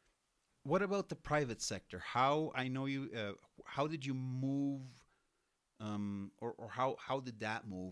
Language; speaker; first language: English; non-native, fluent; Spanish